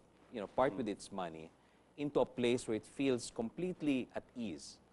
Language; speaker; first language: English; non-native, local second language; Filipino